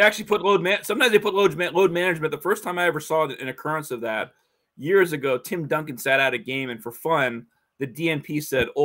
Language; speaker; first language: English; native; English